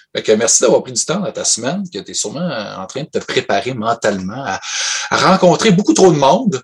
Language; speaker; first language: French; native; French